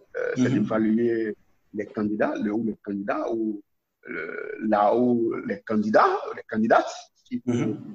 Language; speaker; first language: French; non-native, local second language; Yoruba